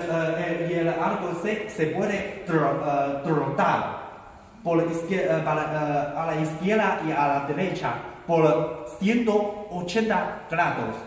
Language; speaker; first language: Spanish; non-native, learner; Chinese